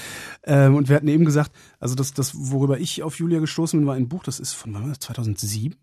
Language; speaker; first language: German; native; German